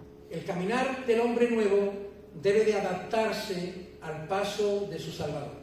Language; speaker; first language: Spanish; native; Spanish